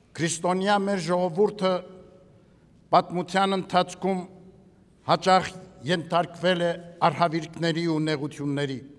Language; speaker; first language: Armenian; native; Armenian